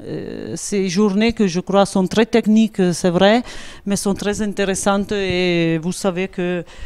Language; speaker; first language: French; non-native, local second language; Italian